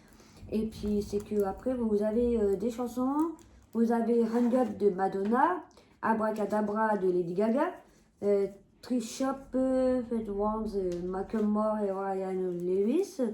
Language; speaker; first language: French; native; French